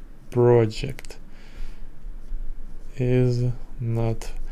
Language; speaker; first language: English; non-native, learner; Russian